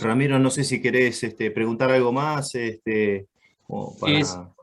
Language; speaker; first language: Spanish; native; Spanish